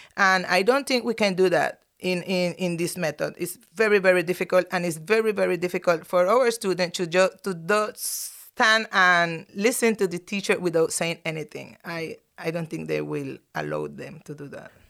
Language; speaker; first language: English; non-native, fluent; Spanish